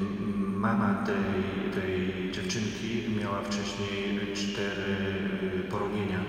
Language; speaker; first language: Polish; native; Polish